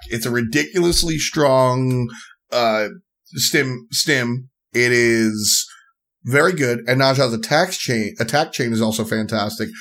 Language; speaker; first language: English; native; English